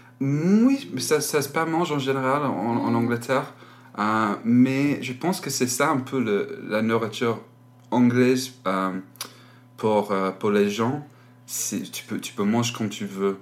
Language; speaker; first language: French; non-native, learner; English